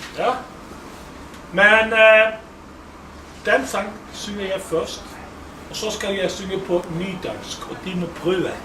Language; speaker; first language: Danish; non-native, fluent; Icelandic